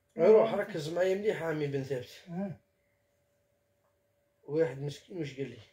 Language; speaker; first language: Arabic; native; Arabic